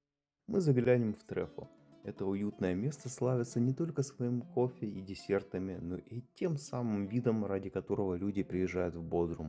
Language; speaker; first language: Russian; native; Russian